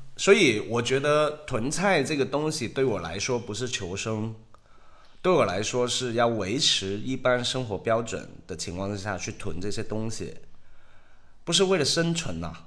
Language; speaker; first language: Chinese; non-native, local second language; Cantonese